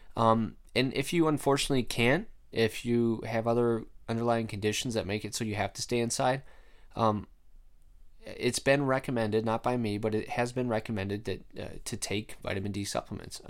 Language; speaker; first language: English; native; English